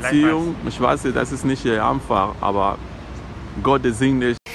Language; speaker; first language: German; non-native, learner; Lingala